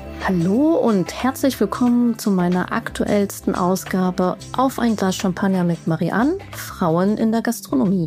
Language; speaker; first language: German; native; German